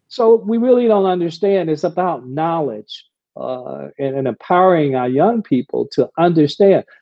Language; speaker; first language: English; native; English